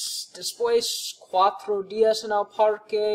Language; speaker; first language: Spanish; non-native, learner; English